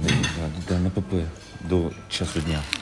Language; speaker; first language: Russian; native; Russian